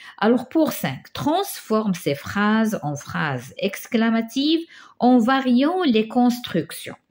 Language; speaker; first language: French; non-native, local second language; Arabic